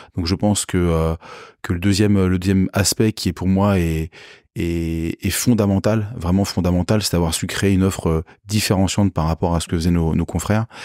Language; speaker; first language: French; native; French